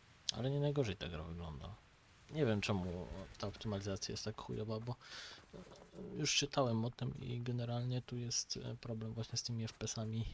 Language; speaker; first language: Polish; native; Polish